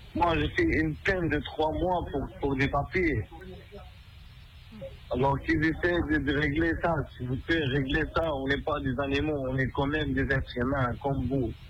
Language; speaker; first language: French; non-native, fluent; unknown